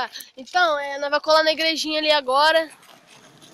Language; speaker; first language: Portuguese; native; Portuguese